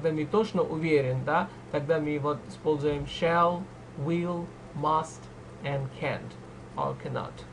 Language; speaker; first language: Russian; non-native, fluent; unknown